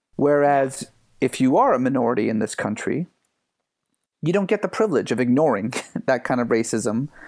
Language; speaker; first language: English; early bilingual, other home language; Persian